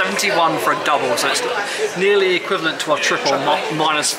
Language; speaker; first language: English; native; English